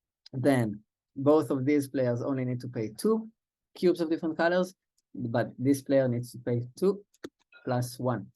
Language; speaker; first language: English; non-native, fluent; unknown